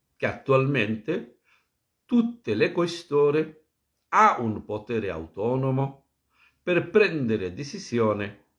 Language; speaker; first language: Italian; non-native, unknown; Bangla